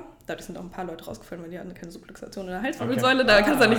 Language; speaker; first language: German; native; German